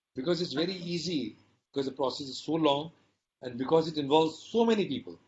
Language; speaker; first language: English; non-native, local second language; Hindi